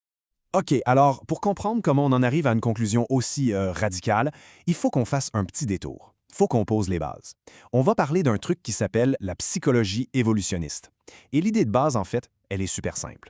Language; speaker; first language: French; native; French